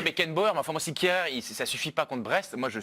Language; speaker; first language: French; native; French